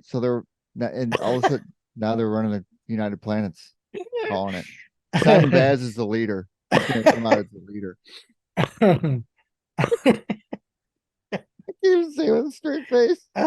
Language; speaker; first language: English; native; English